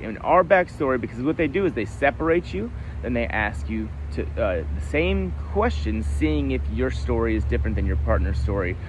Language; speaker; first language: English; native; English